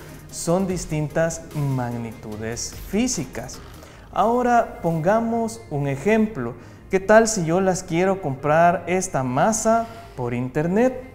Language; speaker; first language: Spanish; native; Spanish